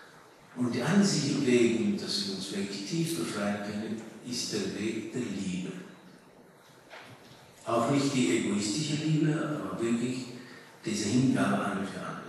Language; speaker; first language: German; early bilingual, heritage; German